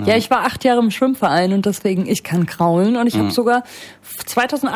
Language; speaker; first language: German; native; German